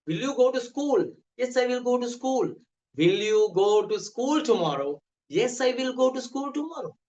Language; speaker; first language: English; non-native, local second language; Sinhala